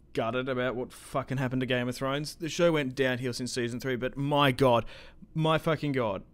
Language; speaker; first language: English; native; English